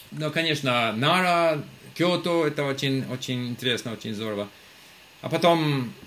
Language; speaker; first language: Russian; non-native, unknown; English